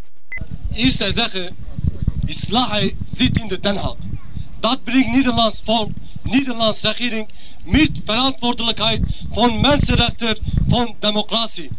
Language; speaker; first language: Dutch; non-native, learner; Kurdish